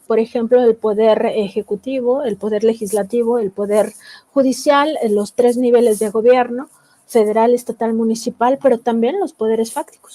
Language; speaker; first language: Spanish; native; Spanish